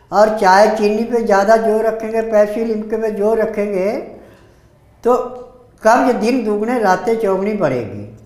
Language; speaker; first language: Hindi; native; Hindi